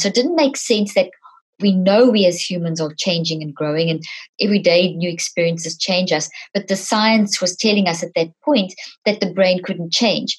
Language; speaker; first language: English; native; English